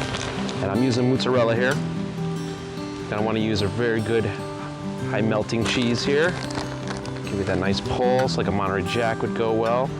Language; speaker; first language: English; native; English